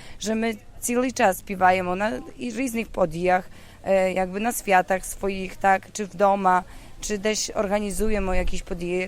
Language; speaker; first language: Polish; non-native, local second language; Ukrainian